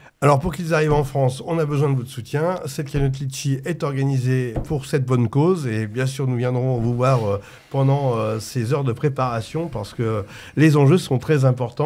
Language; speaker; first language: French; native; French